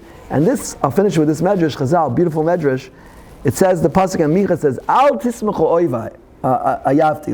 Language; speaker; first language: English; native; English